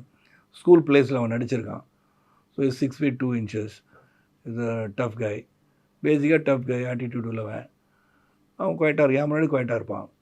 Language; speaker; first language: Tamil; native; Tamil